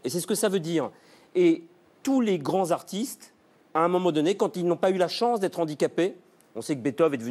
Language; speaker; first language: French; native; French